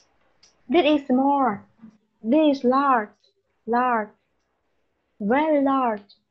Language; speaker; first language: English; non-native, fluent; Vietnamese